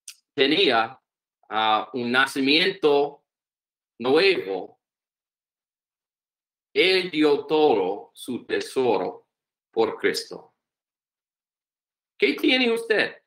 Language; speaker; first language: Spanish; non-native, learner; English